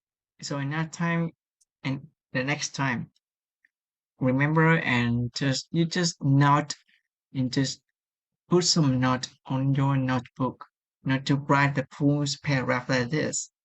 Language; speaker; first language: English; non-native, learner; Vietnamese